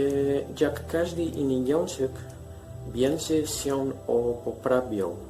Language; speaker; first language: Polish; non-native, learner; Spanish